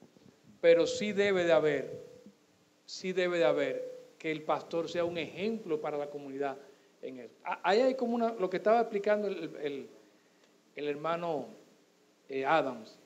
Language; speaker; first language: Spanish; native; Spanish